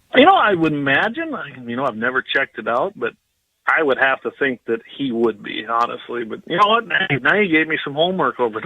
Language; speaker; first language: English; native; English